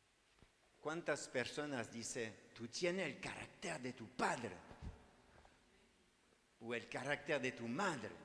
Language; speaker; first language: Spanish; non-native, learner; French